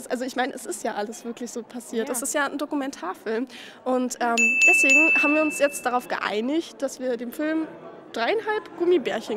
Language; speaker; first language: German; native; German